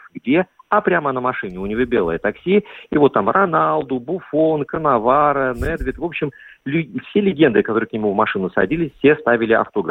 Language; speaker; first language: Russian; native; Russian